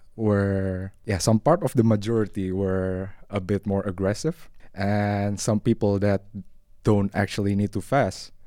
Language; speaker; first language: English; non-native, fluent; Indonesian